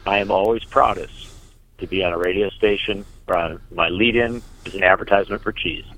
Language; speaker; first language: English; native; English